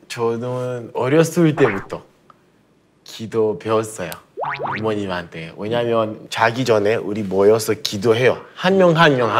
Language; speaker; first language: Korean; early bilingual, heritage; Korean